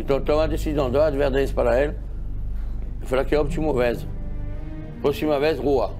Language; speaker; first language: Portuguese; non-native, fluent; French